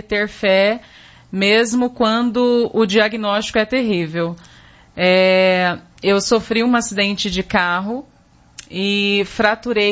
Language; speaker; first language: Portuguese; native; Portuguese